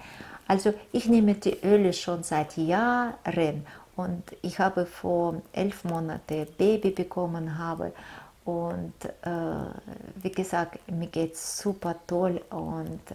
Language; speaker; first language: German; non-native, fluent; Russian